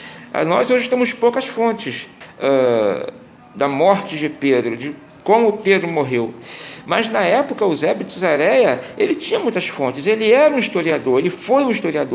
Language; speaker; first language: Portuguese; native; Portuguese